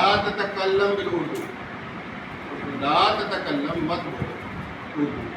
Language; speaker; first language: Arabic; non-native, fluent; Urdu